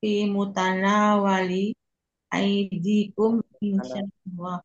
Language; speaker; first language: Arabic; non-native, learner; Indonesian